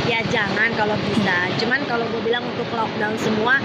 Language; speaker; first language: Indonesian; native; Indonesian